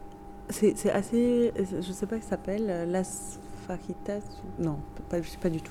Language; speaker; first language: French; non-native, local second language; Arabic